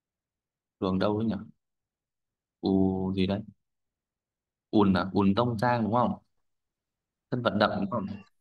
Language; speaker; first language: Vietnamese; native; Vietnamese